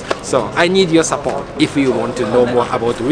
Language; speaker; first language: English; non-native, fluent; Japanese